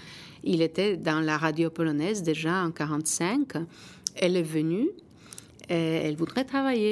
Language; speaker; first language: French; non-native, fluent; Polish